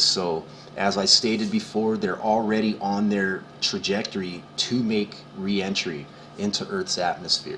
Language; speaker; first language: English; native; English